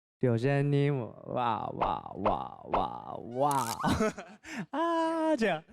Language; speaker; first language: Chinese; non-native, learner; Japanese